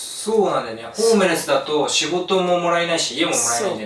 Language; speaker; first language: Japanese; native; Japanese